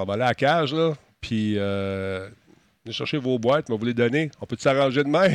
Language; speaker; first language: French; native; French